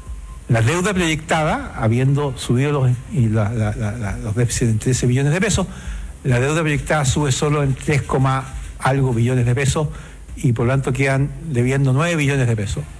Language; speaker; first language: Spanish; native; Spanish